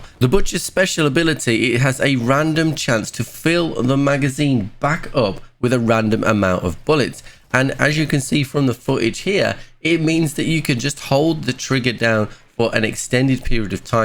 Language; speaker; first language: English; native; English